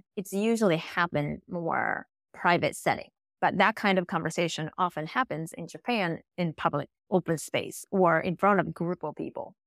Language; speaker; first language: English; non-native, fluent; Japanese